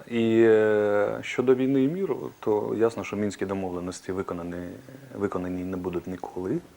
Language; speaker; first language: Ukrainian; non-native, local second language; Russian